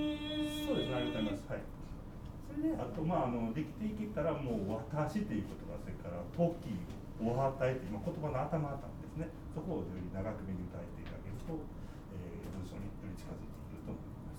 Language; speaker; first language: Japanese; native; Japanese